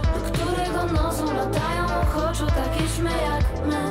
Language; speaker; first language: Icelandic; non-native, learner; Polish